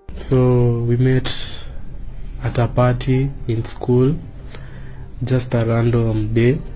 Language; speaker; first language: English; non-native, local second language; Kikuyu